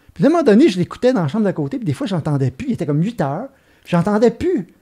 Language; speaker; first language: French; native; French